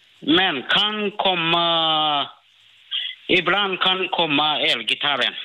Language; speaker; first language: Swedish; non-native, learner; Burmese